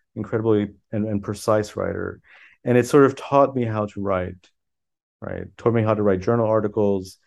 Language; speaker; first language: English; early bilingual, other home language; French